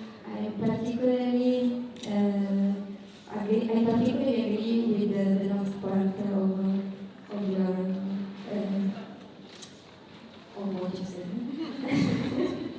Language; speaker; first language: English; non-native, learner; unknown